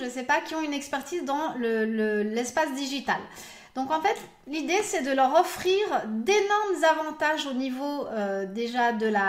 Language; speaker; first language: French; native; French